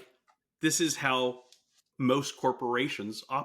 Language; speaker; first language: English; native; English